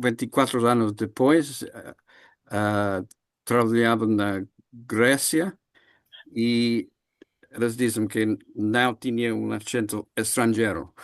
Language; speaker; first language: Portuguese; non-native, learner; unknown